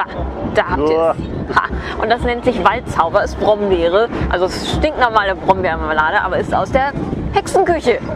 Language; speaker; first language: German; native; German